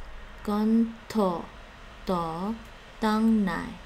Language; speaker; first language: Vietnamese; non-native, learner; English